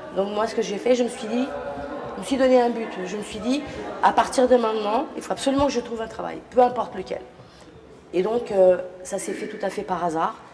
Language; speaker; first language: French; early bilingual, other home language; Portuguese